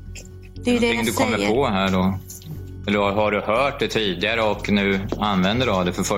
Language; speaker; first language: Swedish; native; Swedish